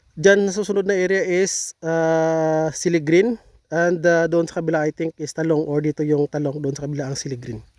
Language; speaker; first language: Filipino; non-native, local second language; Hiligaynon